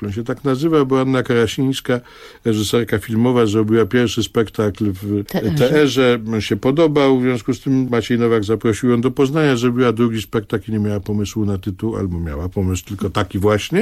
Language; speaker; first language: Polish; native; Polish